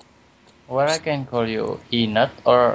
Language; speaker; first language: English; non-native, learner; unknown